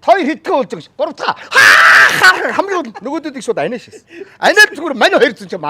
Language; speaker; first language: Mongolian; native; Mongolian